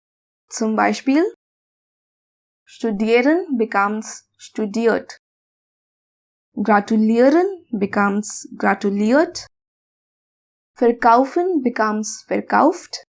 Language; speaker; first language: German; non-native, fluent; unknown